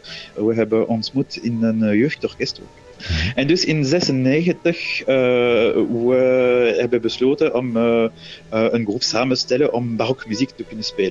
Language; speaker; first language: Dutch; non-native, local second language; French